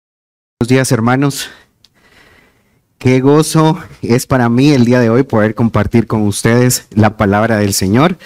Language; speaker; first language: Spanish; native; Spanish